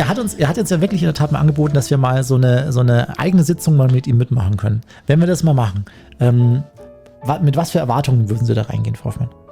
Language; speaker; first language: German; native; German